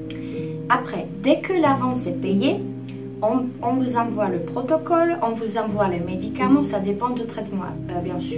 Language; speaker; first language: French; non-native, fluent; Czech